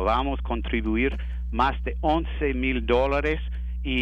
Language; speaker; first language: Spanish; non-native, learner; English